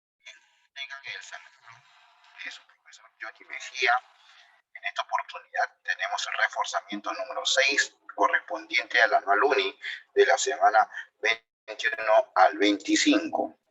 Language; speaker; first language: Spanish; native; Spanish